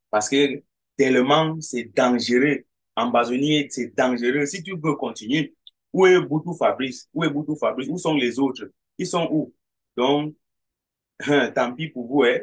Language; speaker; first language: French; non-native, local second language; English